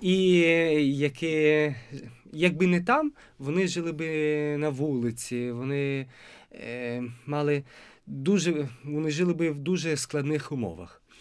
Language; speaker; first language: Ukrainian; non-native, fluent; Italian